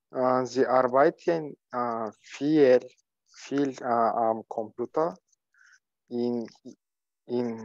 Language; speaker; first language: German; non-native, learner; Turkish